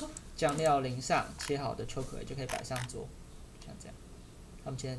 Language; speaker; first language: Chinese; native; Chinese